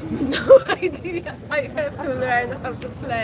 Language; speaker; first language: English; non-native, learner; Polish